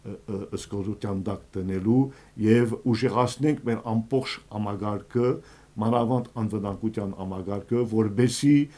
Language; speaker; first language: Armenian; early bilingual, heritage; Armenian